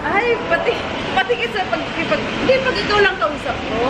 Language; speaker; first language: Filipino; non-native, local second language; Cebuano